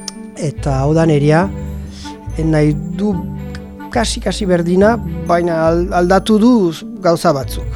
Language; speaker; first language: Basque; non-native, learner; French